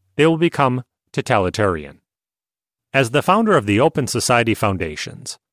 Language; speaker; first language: English; non-native, fluent; Hungarian